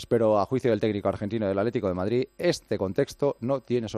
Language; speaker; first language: Spanish; native; Spanish